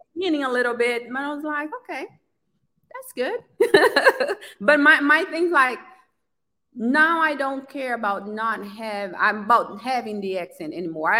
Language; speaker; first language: English; non-native, fluent; Portuguese